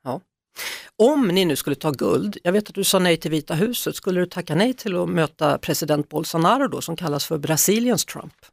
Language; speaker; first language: Swedish; native; Swedish